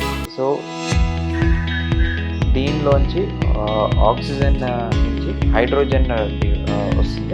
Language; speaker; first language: Telugu; native; Telugu